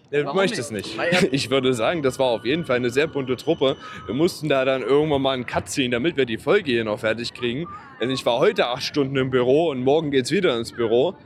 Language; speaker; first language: German; native; German